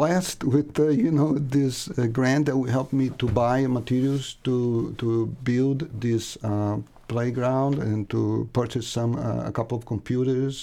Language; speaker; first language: English; non-native, fluent; Portuguese